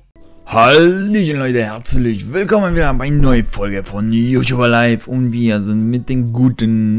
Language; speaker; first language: German; non-native, fluent; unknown